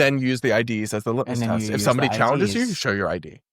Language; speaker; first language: English; native; English